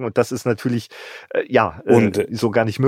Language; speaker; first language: German; native; German